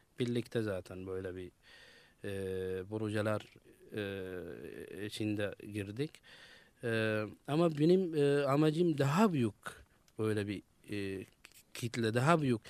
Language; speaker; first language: Turkish; non-native, fluent; Arabic